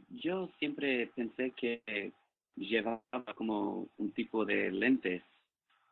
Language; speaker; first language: Spanish; non-native, fluent; English